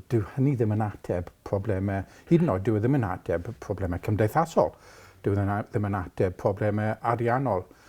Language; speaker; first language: Welsh; non-native, local second language; English